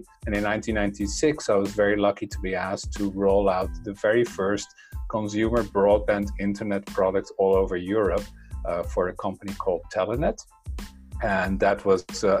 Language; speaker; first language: English; non-native, fluent; Dutch